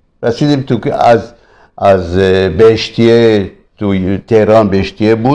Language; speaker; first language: Persian; early bilingual, other home language; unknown